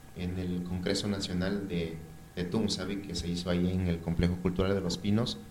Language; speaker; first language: Spanish; non-native, local second language; Mixtepec Mixtec